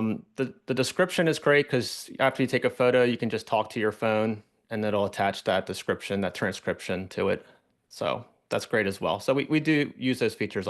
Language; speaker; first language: English; native; English